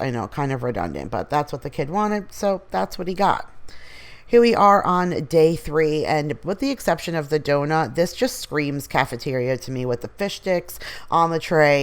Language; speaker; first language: English; native; English